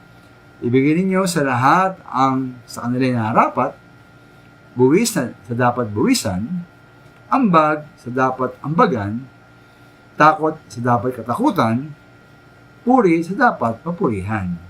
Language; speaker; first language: Filipino; native; Filipino